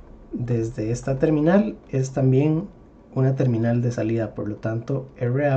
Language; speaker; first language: Spanish; native; Spanish